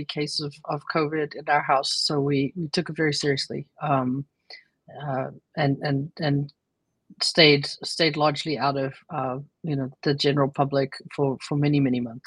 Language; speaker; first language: English; native; English